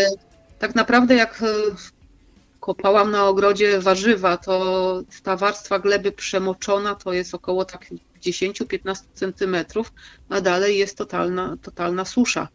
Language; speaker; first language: Polish; native; Polish